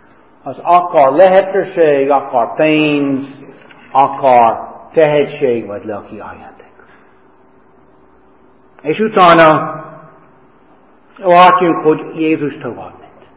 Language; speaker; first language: Hungarian; non-native, fluent; English